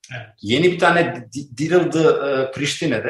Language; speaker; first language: Turkish; non-native, learner; Albanian